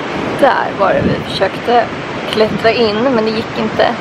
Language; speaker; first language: Swedish; native; Swedish